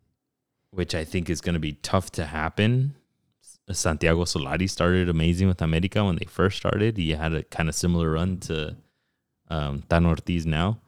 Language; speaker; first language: English; early bilingual, other home language; Spanish